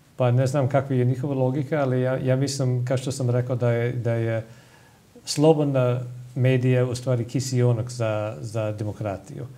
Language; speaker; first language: Serbian; non-native, fluent; English